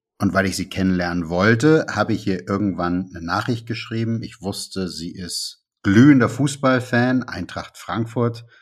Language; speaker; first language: German; native; German